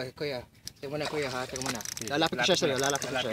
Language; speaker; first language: Filipino; native; Filipino